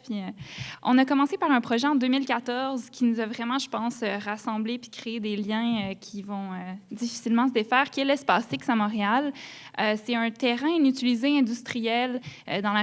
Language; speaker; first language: French; native; French